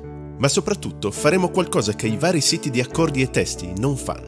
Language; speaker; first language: Italian; native; Italian